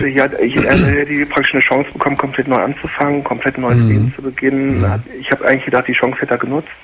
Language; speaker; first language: German; native; German